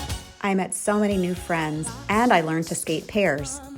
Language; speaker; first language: English; native; English